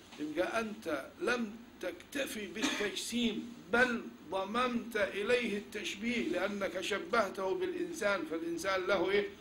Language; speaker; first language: Arabic; native; Arabic